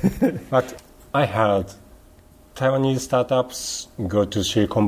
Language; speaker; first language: English; non-native, learner; Japanese